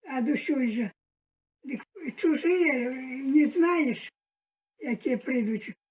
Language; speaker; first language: Russian; non-native, local second language; Belarusian